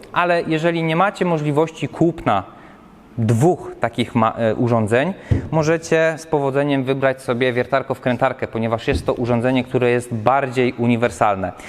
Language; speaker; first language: Polish; native; Polish